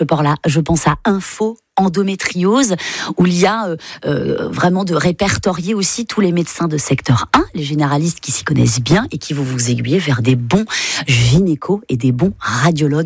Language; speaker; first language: French; native; French